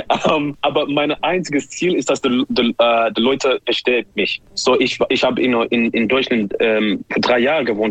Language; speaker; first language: German; non-native, learner; English